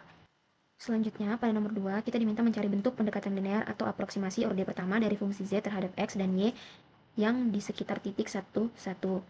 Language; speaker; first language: Indonesian; native; Indonesian